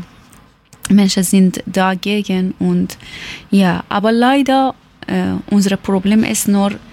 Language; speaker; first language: German; non-native, learner; Persian